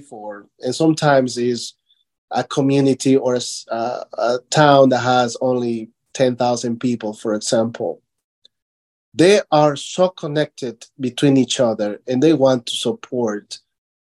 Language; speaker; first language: English; non-native, fluent; Spanish